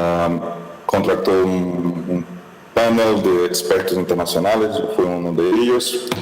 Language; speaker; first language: Spanish; non-native, fluent; Portuguese